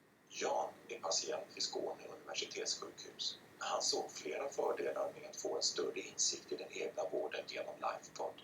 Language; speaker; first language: Swedish; native; Swedish